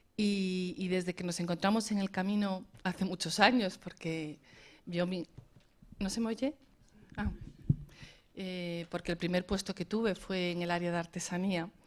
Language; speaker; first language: Spanish; native; Spanish